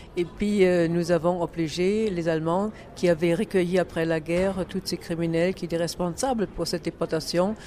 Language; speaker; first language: French; non-native, fluent; German